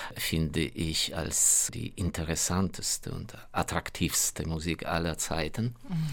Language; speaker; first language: German; non-native, fluent; Ukrainian